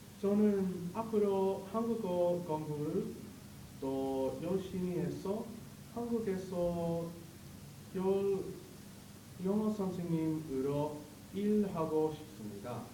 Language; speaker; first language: Korean; non-native, learner; English